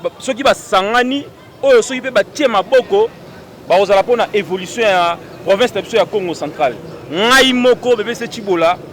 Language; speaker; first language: Lingala; non-native, local second language; Kongo